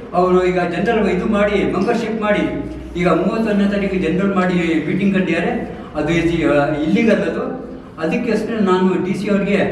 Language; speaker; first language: Kannada; non-native, local second language; Urdu